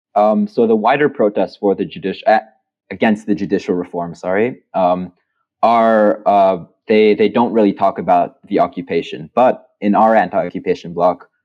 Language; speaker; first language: English; non-native, fluent; Hebrew